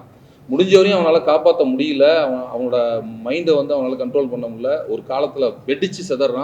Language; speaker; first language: Tamil; native; Tamil